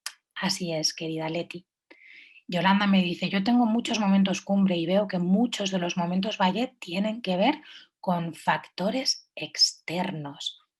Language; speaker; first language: Spanish; native; Spanish